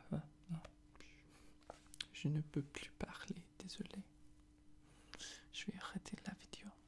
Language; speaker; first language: French; non-native, fluent; English